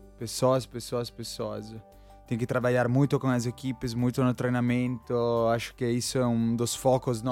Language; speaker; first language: Portuguese; non-native, fluent; Italian